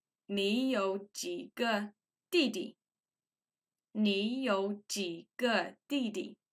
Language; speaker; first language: Chinese; non-native, fluent; English